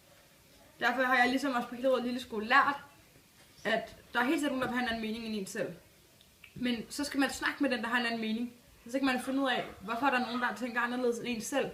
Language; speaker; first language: Danish; native; Danish